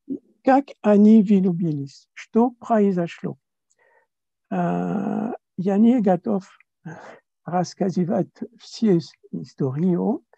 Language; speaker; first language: Russian; non-native, learner; French